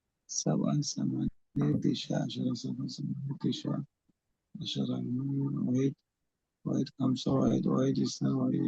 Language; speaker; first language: Arabic; non-native, learner; Bangla